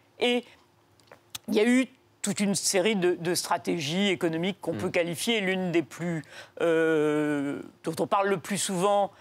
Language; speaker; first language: French; native; French